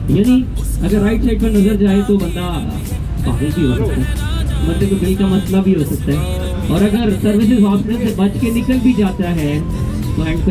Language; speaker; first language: Hindi; native; Hindi